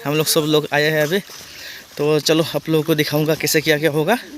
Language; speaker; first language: Hindi; non-native, local second language; Nepali